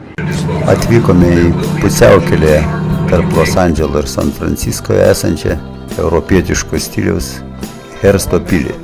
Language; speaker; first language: Lithuanian; native; Lithuanian